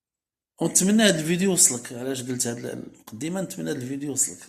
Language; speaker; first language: Arabic; native; Arabic